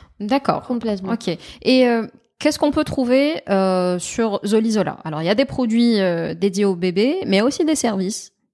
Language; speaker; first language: French; non-native, local second language; Arabic